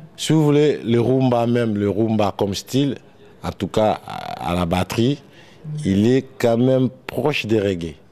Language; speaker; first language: French; non-native, local second language; Lingala